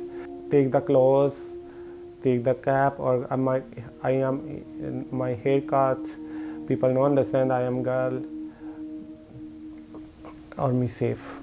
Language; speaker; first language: English; non-native, learner; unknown